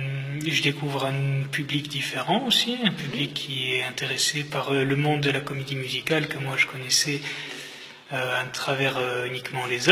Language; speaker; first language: French; native; French